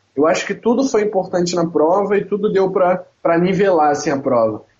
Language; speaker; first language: Portuguese; native; Portuguese